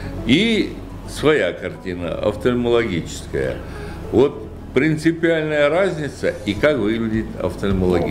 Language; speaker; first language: Russian; native; Russian